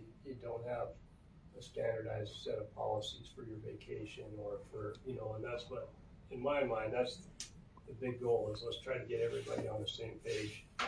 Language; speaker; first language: English; native; English